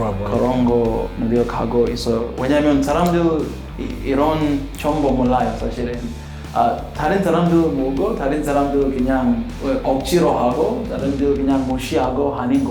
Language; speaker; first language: Korean; non-native, fluent; Swahili